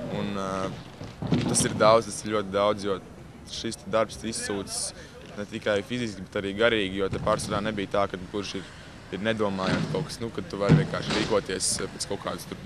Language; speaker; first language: Latvian; native; Latvian